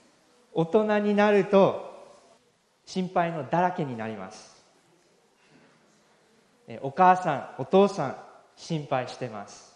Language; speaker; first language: Japanese; non-native, fluent; English